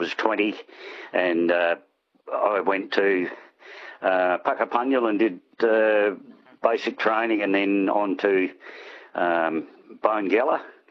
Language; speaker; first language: English; native; English